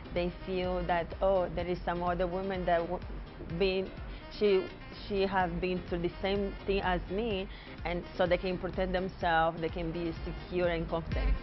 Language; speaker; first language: English; non-native, fluent; Portuguese